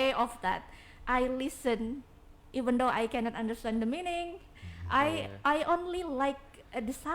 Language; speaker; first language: English; non-native, fluent; Indonesian